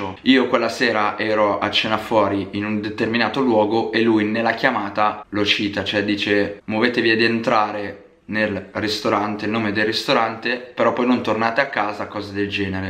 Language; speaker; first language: Italian; native; Italian